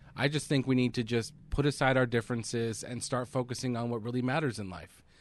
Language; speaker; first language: English; native; English